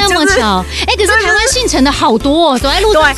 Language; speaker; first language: Chinese; native; Chinese